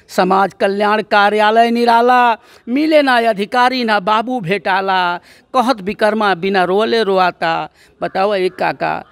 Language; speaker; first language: Hindi; native; Hindi